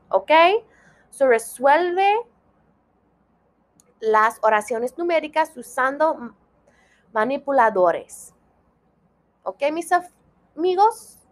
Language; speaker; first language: Spanish; non-native, fluent; English